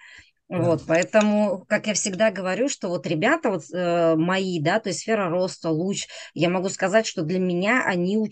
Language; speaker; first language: Russian; native; Russian